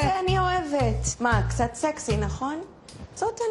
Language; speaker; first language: Hebrew; non-native, fluent; English